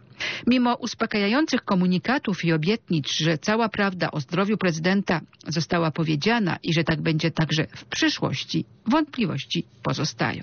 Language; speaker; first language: Polish; native; Polish